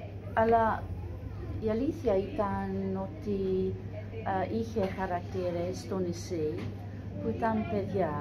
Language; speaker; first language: Greek; non-native, learner; English